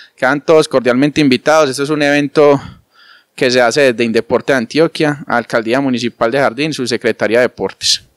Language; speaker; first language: Spanish; native; Spanish